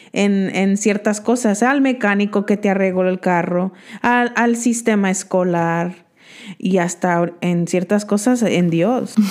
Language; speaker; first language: Spanish; early bilingual, heritage; Spanish